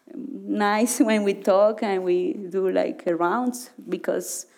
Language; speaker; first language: English; non-native, learner; Spanish